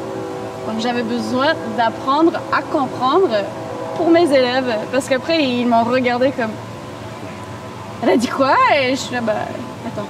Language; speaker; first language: French; non-native, local second language; English